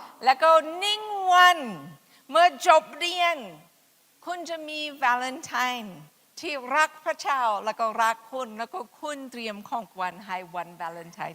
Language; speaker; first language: Thai; non-native, fluent; English